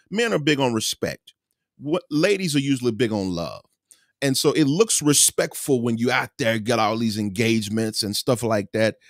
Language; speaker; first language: English; native; English